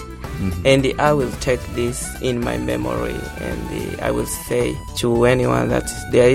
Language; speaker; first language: English; non-native, local second language; Portuguese